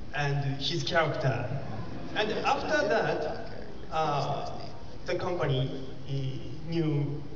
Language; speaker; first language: English; non-native, learner; Japanese